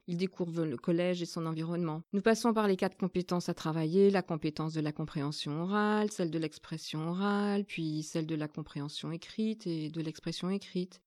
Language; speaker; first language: French; native; French